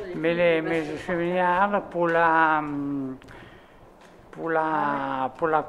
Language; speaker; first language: French; non-native, fluent; Italian